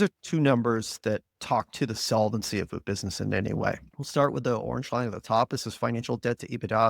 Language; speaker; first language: English; native; English